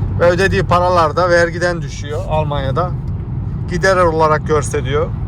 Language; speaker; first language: Turkish; early bilingual, heritage; Turkish